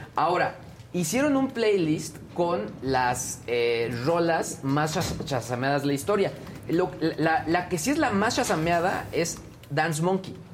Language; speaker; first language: Spanish; native; Spanish